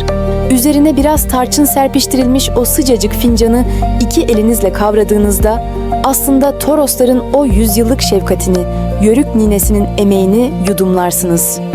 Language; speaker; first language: Turkish; native; Turkish